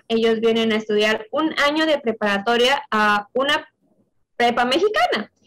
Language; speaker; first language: Spanish; native; Spanish